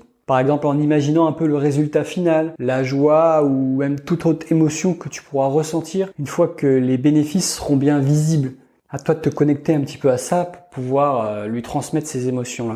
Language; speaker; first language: French; native; French